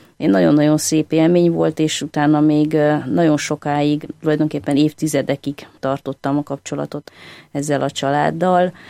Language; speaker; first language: Hungarian; native; Hungarian